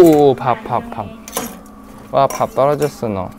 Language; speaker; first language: Korean; non-native, fluent; Thai